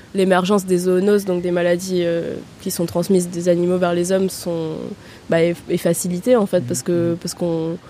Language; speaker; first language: French; early bilingual, heritage; German